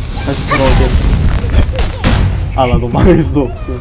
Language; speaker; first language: Korean; native; Korean